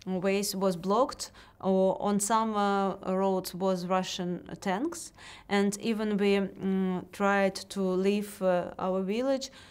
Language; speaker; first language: English; non-native, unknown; Russian